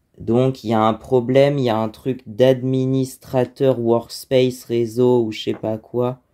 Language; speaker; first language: French; native; French